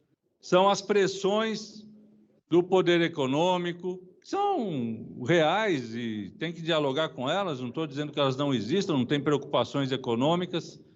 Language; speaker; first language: Portuguese; native; Portuguese